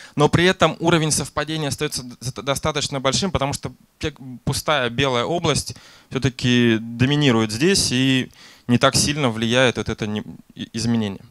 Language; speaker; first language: Russian; native; Russian